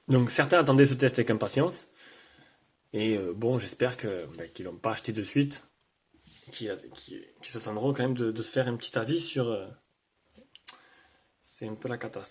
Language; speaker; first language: French; native; French